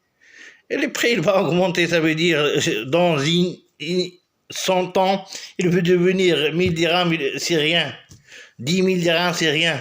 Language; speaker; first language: French; non-native, local second language; Arabic